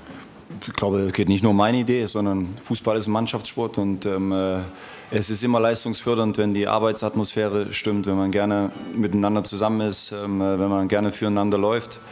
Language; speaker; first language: German; native; German